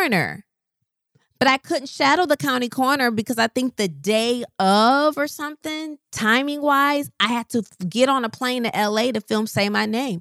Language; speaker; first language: English; native; English